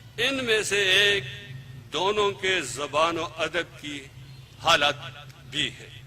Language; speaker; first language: Urdu; non-native, local second language; Pashto